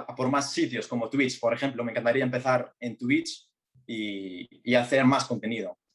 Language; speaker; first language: Spanish; early bilingual, other home language; Arabic